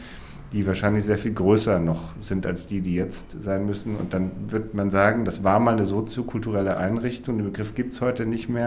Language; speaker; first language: German; native; German